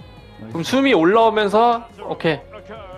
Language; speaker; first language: Korean; native; Korean